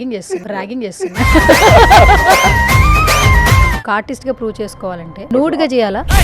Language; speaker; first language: Telugu; native; Telugu